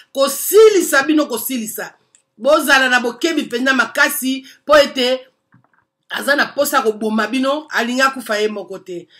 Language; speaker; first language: Lingala; native; Lingala